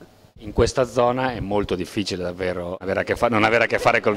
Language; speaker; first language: Italian; native; Italian